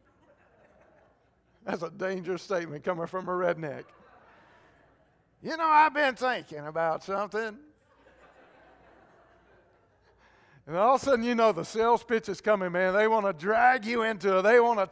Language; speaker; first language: English; native; English